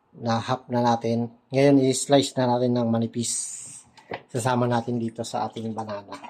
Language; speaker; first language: Filipino; non-native, local second language; Bikol